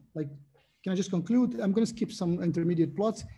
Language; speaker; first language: English; non-native, fluent; Portuguese